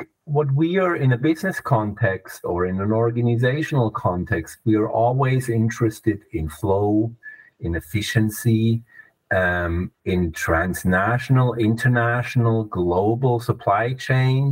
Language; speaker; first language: English; non-native, fluent; German